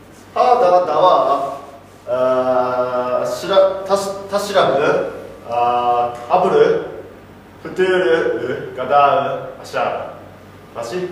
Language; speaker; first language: Arabic; non-native, learner; Japanese